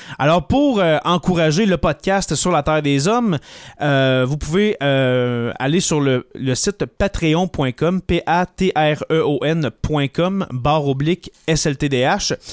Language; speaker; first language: French; native; French